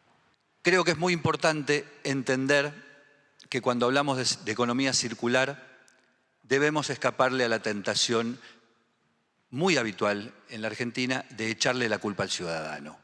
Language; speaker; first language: Spanish; native; Spanish